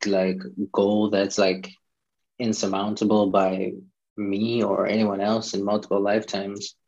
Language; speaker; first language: English; non-native, local second language; Shona